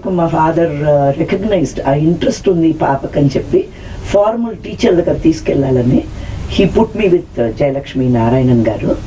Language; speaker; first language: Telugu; non-native, local second language; Tamil